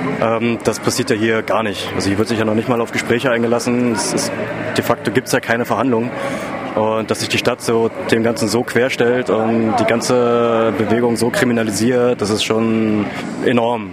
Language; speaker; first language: German; native; German